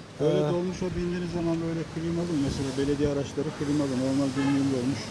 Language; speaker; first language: Turkish; native; Turkish